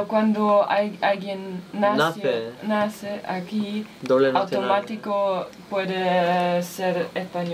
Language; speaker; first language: Spanish; non-native, learner; German